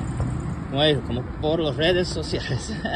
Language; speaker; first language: Spanish; non-native, learner; English